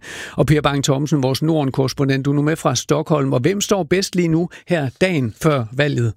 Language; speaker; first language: Danish; native; Danish